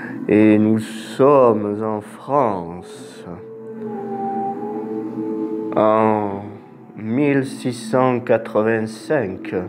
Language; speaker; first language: French; native; French